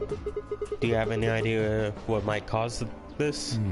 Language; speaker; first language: English; native; English